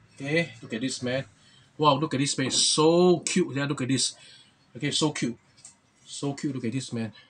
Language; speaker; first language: English; non-native, local second language; Chinese